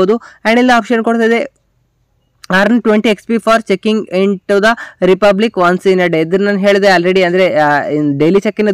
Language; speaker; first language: Kannada; native; Kannada